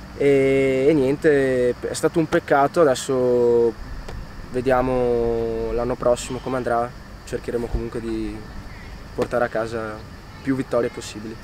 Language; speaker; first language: Italian; native; Italian